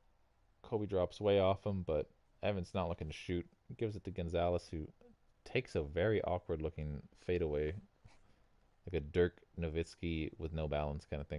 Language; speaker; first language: English; native; English